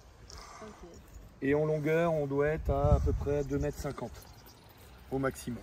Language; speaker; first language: French; native; French